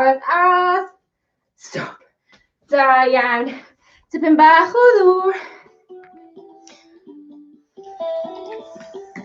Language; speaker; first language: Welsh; non-native, local second language; English